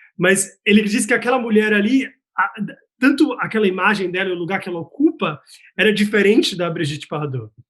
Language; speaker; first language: Portuguese; native; Portuguese